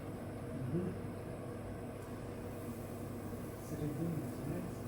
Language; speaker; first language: Russian; non-native, learner; Somali